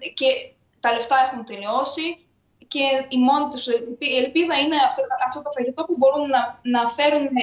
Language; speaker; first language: Greek; non-native, fluent; Ukrainian